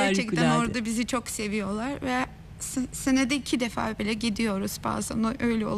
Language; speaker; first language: Turkish; non-native, fluent; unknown